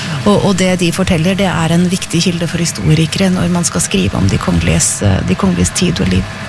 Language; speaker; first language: Norwegian; native; Norwegian